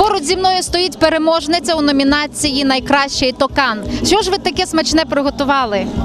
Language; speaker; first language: Ukrainian; native; Ukrainian